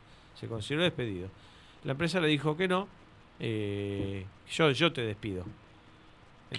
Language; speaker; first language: Spanish; native; Spanish